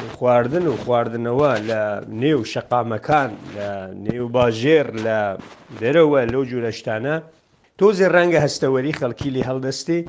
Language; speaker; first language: Central Kurdish; non-native, local second language; Southern Kurdish